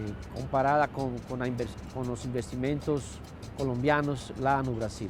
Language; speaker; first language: Portuguese; non-native, fluent; Spanish